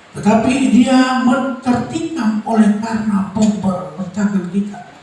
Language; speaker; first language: Indonesian; native; Indonesian